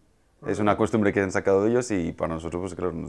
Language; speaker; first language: Spanish; native; Spanish